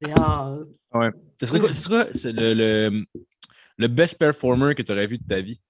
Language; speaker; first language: French; native; French